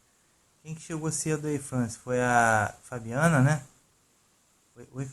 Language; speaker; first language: Portuguese; native; Portuguese